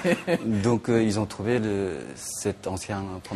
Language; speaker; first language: French; non-native, fluent; Korean